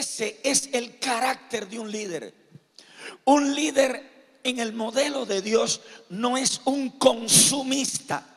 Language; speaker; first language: Spanish; native; Spanish